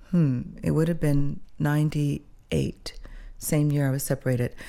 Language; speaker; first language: English; early bilingual, other home language; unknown